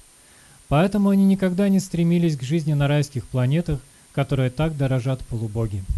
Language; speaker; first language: Russian; native; Russian